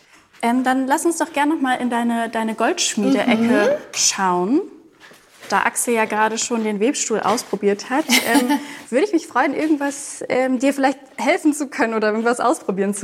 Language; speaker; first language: German; native; German